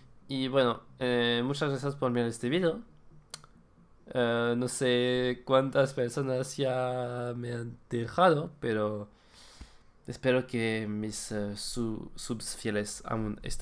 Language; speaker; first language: Spanish; non-native, fluent; French